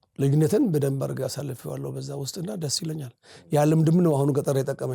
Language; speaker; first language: Amharic; native; Amharic